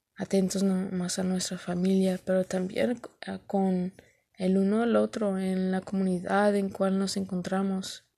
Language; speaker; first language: Spanish; early bilingual, heritage; Spanish